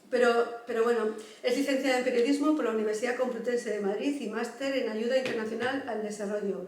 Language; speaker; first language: Spanish; native; Spanish